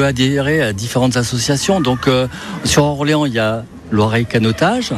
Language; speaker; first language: French; native; French